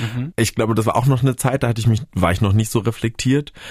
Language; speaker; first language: German; native; German